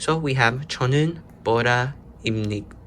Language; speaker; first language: Korean; non-native, learner; English